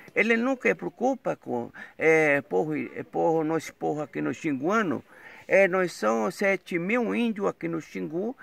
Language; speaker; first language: Portuguese; non-native, local second language; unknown